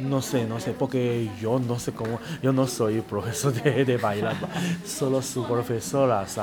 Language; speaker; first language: Spanish; non-native, learner; Chinese